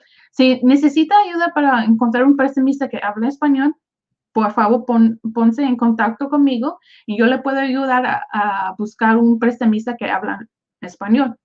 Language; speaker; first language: Spanish; early bilingual, other home language; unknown